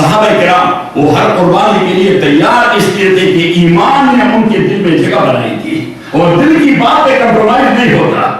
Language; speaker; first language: Urdu; non-native, local second language; Pashto